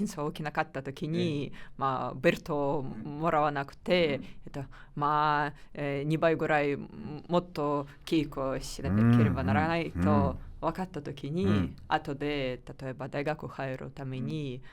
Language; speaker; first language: Japanese; non-native, learner; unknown